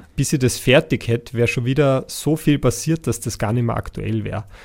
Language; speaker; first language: German; native; German